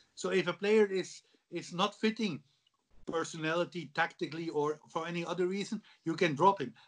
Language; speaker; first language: English; non-native, fluent; Dutch